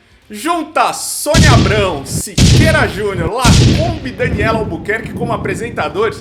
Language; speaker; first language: Portuguese; native; Portuguese